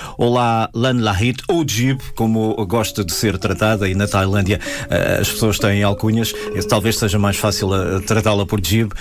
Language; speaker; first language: Portuguese; native; Portuguese